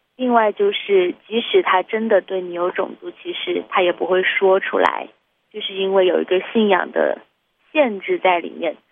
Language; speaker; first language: Chinese; native; Chinese